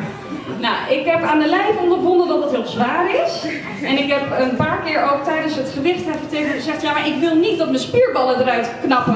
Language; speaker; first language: Dutch; native; Dutch